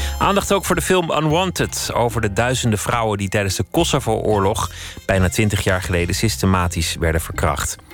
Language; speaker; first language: Dutch; native; Dutch